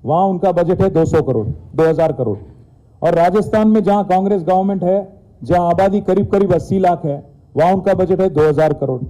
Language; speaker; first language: Hindi; non-native, local second language; Telugu